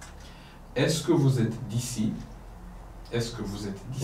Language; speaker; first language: French; non-native, local second language; Kinyarwanda